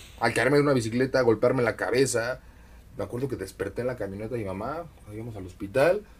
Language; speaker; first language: Spanish; native; Spanish